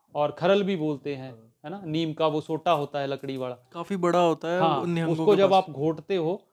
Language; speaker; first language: Hindi; native; Hindi